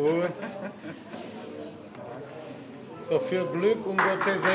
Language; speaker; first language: German; non-native, fluent; Slovak